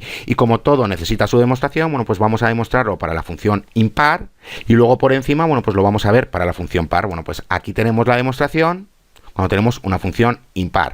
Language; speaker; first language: Spanish; native; Spanish